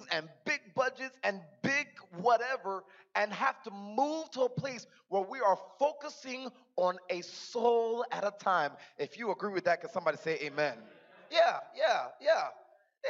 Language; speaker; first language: English; native; English